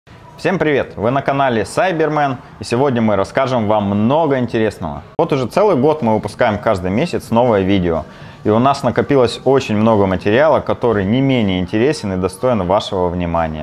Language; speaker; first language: Russian; native; Russian